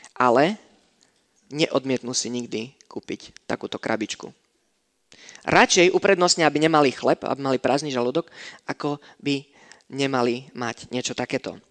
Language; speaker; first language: Slovak; non-native, fluent; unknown